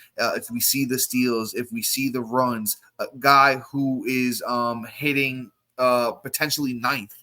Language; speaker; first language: English; native; English